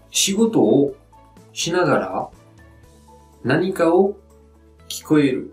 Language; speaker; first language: Japanese; non-native, fluent; French